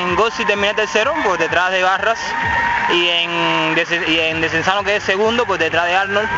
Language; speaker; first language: Spanish; native; Spanish